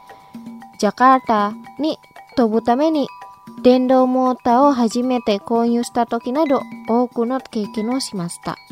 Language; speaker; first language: Japanese; non-native, fluent; Indonesian